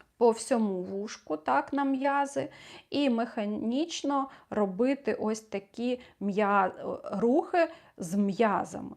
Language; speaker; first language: Ukrainian; non-native, local second language; Russian